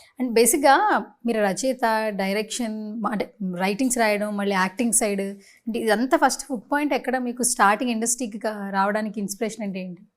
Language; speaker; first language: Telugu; native; Telugu